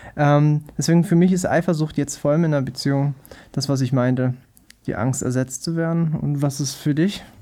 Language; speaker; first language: German; native; German